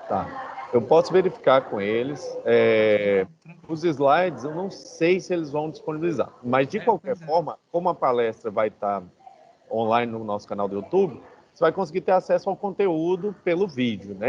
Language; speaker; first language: Portuguese; native; Portuguese